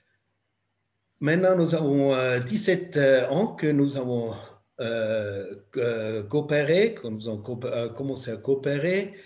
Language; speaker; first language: French; non-native, fluent; German